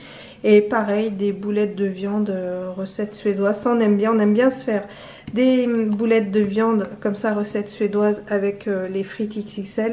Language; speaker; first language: French; native; French